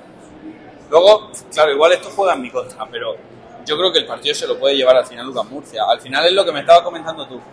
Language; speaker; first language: Spanish; native; Spanish